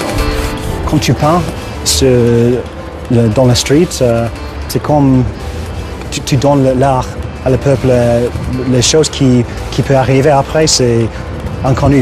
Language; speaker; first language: French; non-native, fluent; English